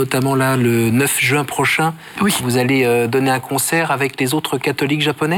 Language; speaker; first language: French; native; French